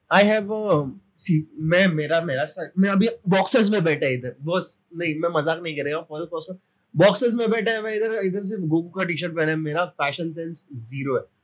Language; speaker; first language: Hindi; non-native, local second language; Marathi